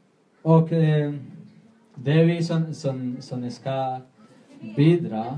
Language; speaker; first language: Swedish; non-native, learner; Spanish